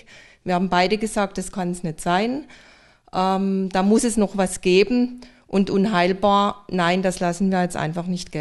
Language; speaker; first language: German; native; German